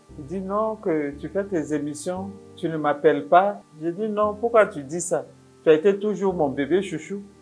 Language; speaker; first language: French; non-native, local second language; Dyula